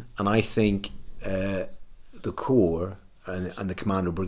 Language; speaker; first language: English; native; English